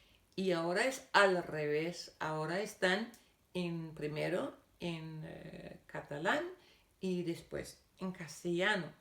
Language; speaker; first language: Spanish; non-native, fluent; Danish